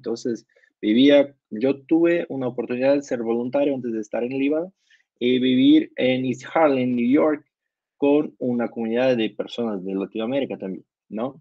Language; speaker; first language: Spanish; non-native, learner; Portuguese